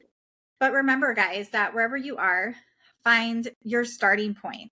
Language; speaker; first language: English; native; English